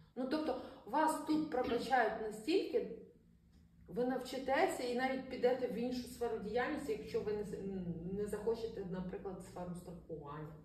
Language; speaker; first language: Ukrainian; non-native, local second language; Russian